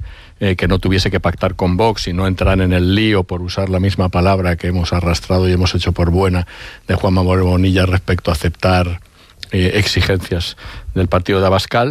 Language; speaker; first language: Spanish; native; Spanish